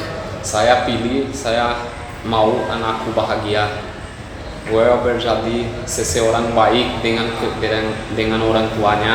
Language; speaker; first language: Indonesian; non-native, fluent; Portuguese